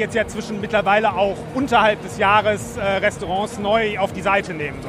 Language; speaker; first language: German; native; German